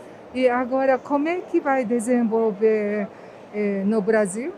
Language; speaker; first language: Portuguese; non-native, fluent; Japanese